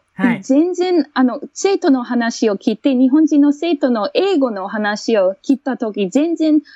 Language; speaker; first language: Japanese; non-native, fluent; English